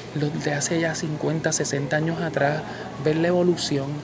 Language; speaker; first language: Spanish; native; Spanish